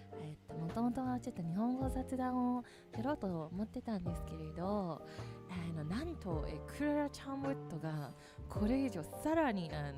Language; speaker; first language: Japanese; native; Japanese